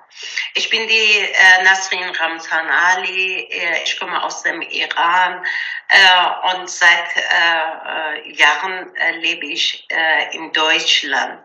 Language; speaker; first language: German; non-native, learner; Persian